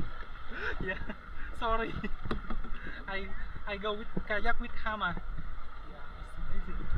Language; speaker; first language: English; non-native, learner; Vietnamese